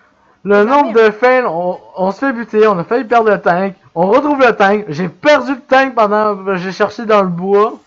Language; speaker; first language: French; native; French